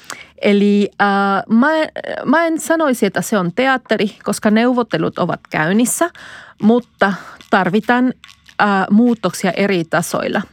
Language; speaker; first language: Finnish; non-native, fluent; Spanish